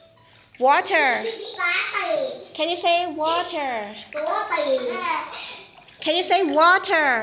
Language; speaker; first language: English; non-native, fluent; Thai